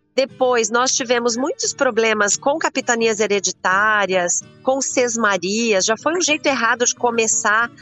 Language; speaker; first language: Portuguese; native; Portuguese